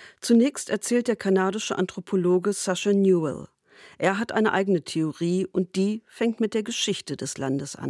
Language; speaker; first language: German; native; German